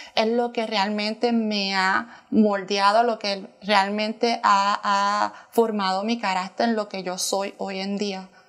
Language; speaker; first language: Spanish; native; Spanish